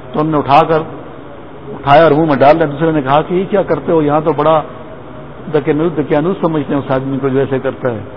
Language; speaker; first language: Urdu; non-native, local second language; Pashto